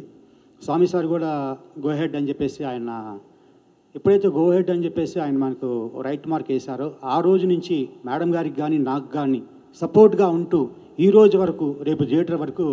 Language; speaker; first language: Telugu; native; Telugu